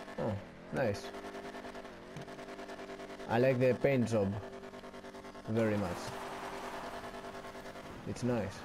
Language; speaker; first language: English; non-native, learner; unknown